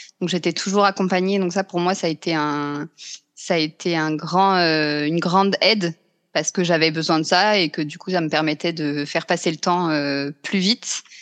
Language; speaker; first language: French; native; French